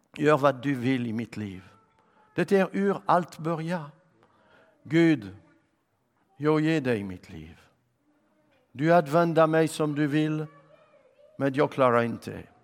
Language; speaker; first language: Swedish; non-native, fluent; French